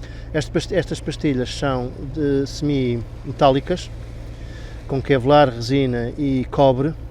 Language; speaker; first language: Portuguese; native; Portuguese